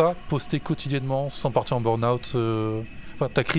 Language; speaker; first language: French; native; French